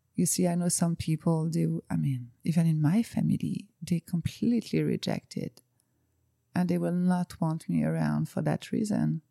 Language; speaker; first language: English; non-native, fluent; French